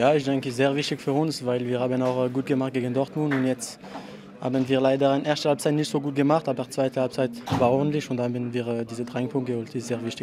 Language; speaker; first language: German; non-native, learner; French